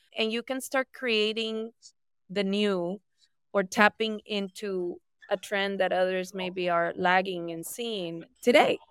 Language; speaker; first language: English; non-native, fluent; Spanish